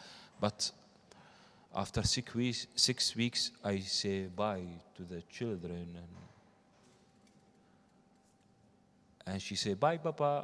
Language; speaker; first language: English; non-native, learner; Arabic